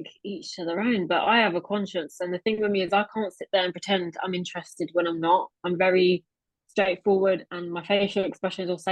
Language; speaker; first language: English; native; English